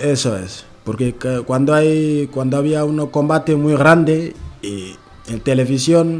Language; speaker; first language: Spanish; non-native, learner; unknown